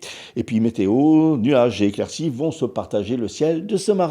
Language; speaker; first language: French; native; French